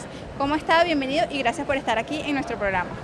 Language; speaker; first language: Spanish; native; Spanish